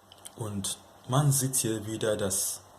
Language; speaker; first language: German; non-native, fluent; Yoruba